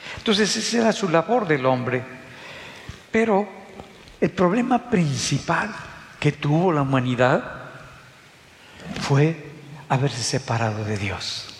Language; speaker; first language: Spanish; native; Spanish